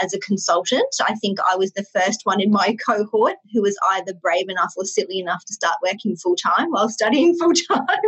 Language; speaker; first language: English; native; English